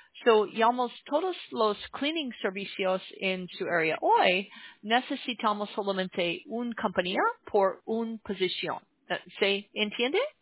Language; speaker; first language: Spanish; non-native, learner; English